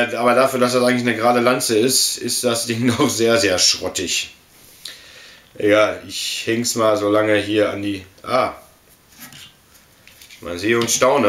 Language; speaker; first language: German; native; German